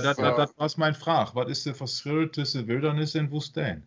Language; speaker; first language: Dutch; non-native, fluent; German